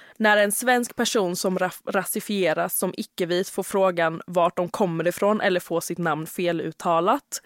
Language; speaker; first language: Swedish; native; Swedish